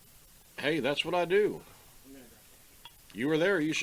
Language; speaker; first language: English; native; English